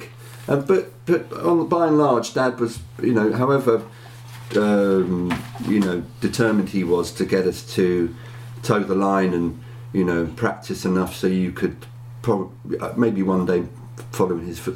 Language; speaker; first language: English; native; English